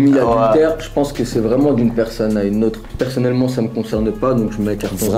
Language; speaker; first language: French; early bilingual, other home language; Arabic